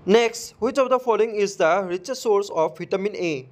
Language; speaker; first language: English; non-native, local second language; Assamese